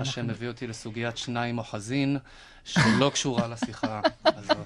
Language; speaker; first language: Hebrew; native; Hebrew